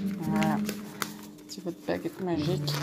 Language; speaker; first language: French; native; French